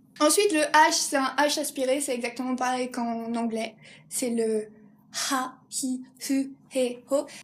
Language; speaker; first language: French; native; French